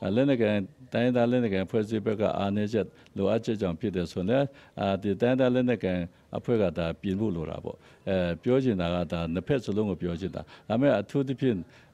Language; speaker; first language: Burmese; non-native, local second language; Kachin